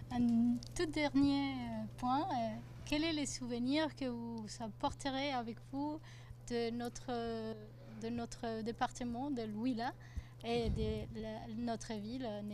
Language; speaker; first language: French; non-native, fluent; Spanish